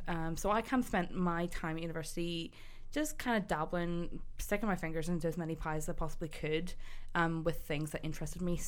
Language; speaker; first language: English; native; English